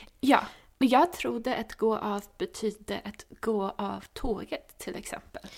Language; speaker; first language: Swedish; non-native, fluent; English